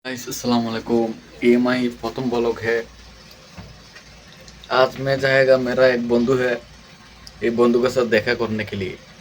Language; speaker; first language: Hindi; non-native, learner; Bangla